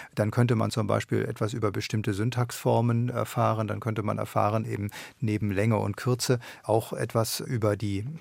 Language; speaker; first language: German; native; German